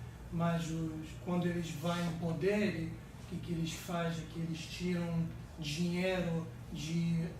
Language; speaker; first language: Portuguese; early bilingual, heritage; English